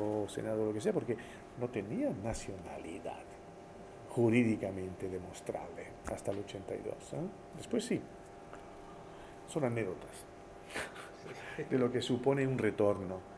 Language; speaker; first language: Spanish; early bilingual, heritage; Spanish